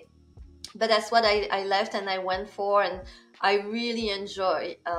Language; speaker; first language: English; non-native, fluent; French